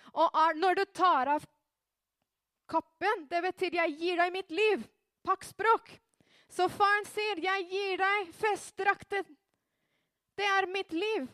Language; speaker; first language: Norwegian; non-native, fluent; Spanish